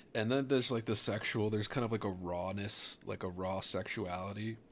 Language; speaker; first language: English; native; English